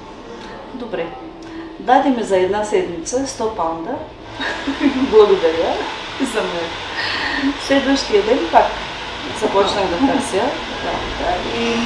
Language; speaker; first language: Bulgarian; non-native, local second language; Turkish